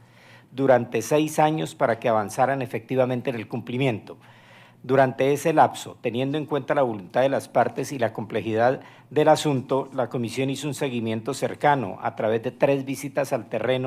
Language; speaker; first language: Spanish; native; Spanish